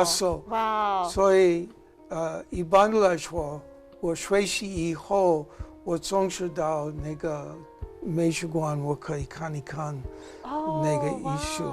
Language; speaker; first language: Chinese; non-native, learner; English